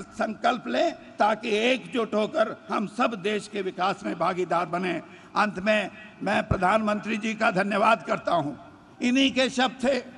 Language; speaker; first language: Hindi; native; Hindi